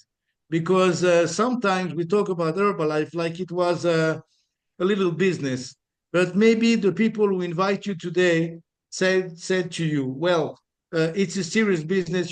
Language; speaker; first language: English; non-native, fluent; French